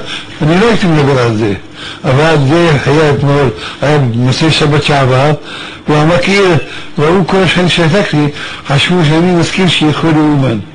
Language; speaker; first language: Hebrew; early bilingual, other home language; Arabic